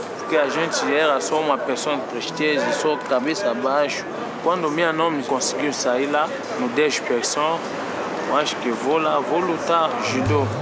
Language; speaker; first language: Portuguese; non-native, learner; Lingala